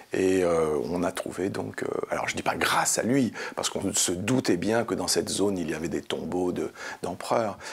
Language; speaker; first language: French; native; French